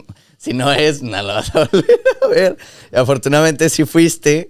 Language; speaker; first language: Spanish; native; Spanish